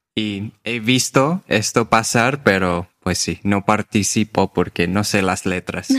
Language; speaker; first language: Spanish; non-native, fluent; English